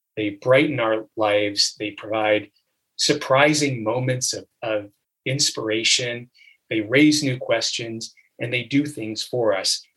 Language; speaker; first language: English; native; English